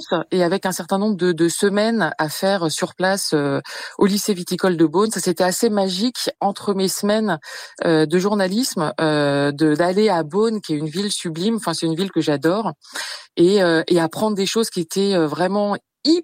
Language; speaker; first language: French; native; French